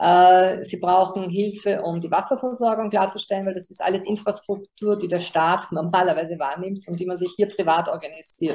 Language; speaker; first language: German; native; German